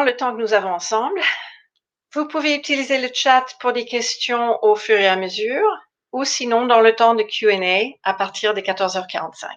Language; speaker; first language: French; non-native, fluent; English